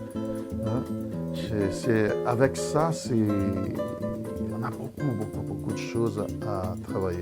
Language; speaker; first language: French; non-native, fluent; Portuguese